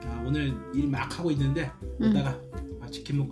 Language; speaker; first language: Korean; native; Korean